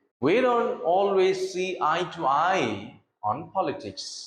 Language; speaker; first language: English; non-native, local second language; Tamil